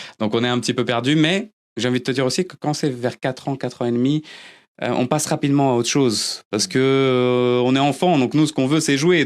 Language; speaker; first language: French; early bilingual, other home language; Portuguese